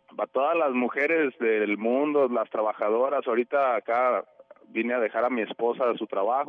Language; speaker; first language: Spanish; native; Spanish